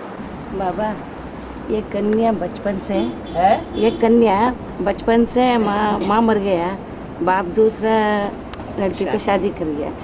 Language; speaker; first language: Hindi; non-native, local second language; Kannada